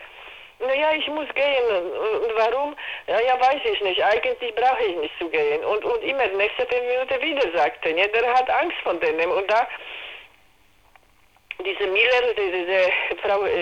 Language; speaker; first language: German; non-native, learner; Polish